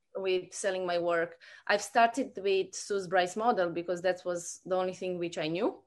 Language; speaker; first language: English; non-native, fluent; Romanian